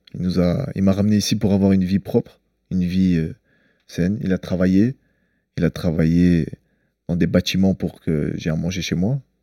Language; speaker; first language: French; early bilingual, other home language; Chechen